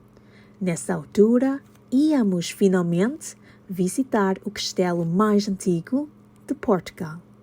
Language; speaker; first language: Portuguese; non-native, learner; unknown